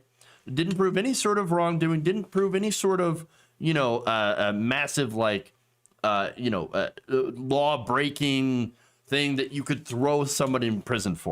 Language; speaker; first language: English; native; English